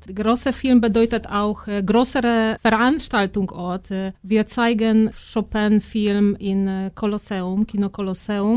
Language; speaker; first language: German; non-native, fluent; Polish